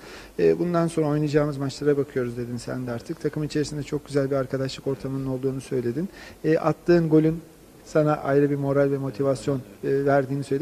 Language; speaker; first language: Turkish; native; Turkish